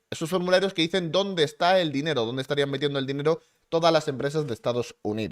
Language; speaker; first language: Spanish; native; Spanish